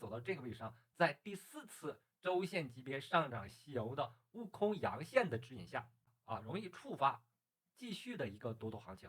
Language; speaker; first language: Chinese; native; Chinese